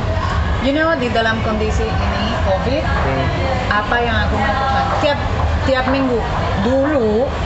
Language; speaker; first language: Indonesian; non-native, fluent; Spanish